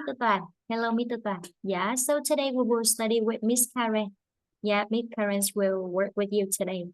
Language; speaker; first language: English; non-native, fluent; Vietnamese